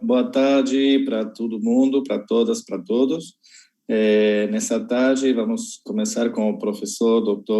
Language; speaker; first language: Portuguese; non-native, fluent; Spanish